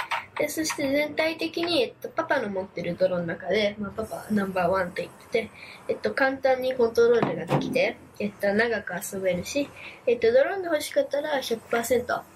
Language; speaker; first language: Japanese; early bilingual, heritage; Japanese